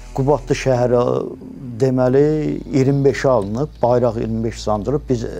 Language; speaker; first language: Azerbaijani; native; Azerbaijani